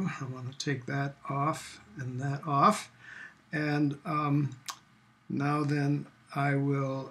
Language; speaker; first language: English; native; English